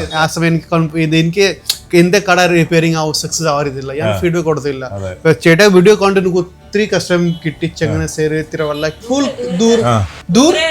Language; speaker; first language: Malayalam; non-native, learner; Kannada